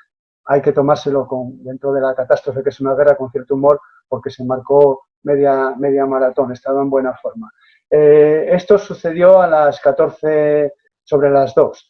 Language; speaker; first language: Spanish; native; Spanish